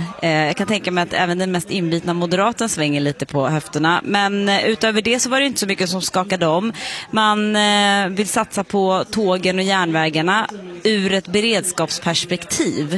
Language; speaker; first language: Swedish; native; Swedish